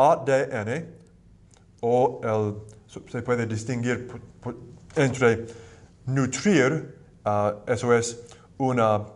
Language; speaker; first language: Spanish; non-native, fluent; English